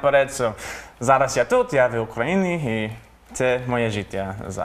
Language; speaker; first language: Ukrainian; non-native, learner; English